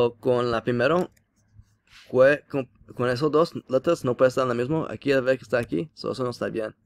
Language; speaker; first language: Spanish; non-native, learner; English